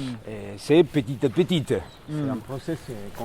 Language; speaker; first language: French; non-native, fluent; Spanish